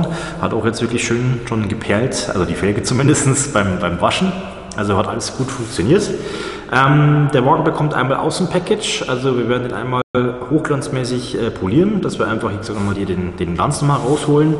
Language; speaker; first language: German; native; German